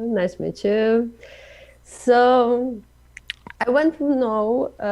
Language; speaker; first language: English; non-native, learner; Portuguese